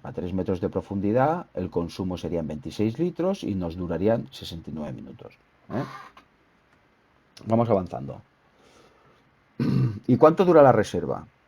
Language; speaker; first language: Spanish; native; Spanish